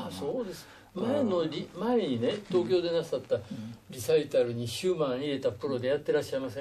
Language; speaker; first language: Japanese; native; Japanese